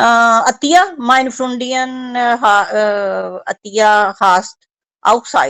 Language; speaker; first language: German; non-native, learner; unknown